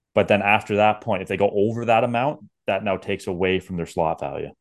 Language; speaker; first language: English; native; English